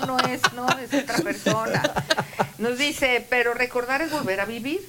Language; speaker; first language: Spanish; native; Spanish